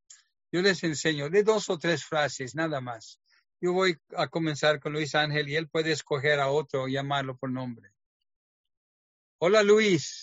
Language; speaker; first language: Spanish; non-native, fluent; English